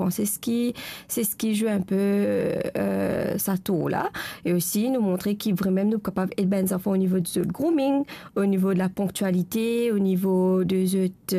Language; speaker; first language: French; non-native, local second language; Morisyen